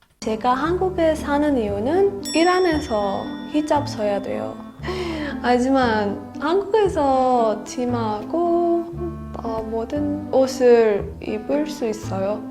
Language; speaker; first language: Korean; non-native, learner; Persian